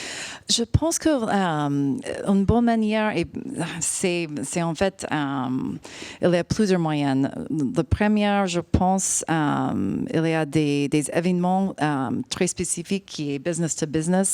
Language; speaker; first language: French; non-native, fluent; English